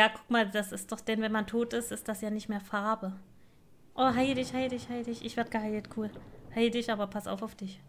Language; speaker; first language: German; native; German